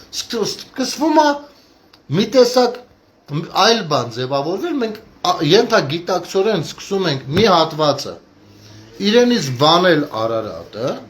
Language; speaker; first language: Armenian; native; Armenian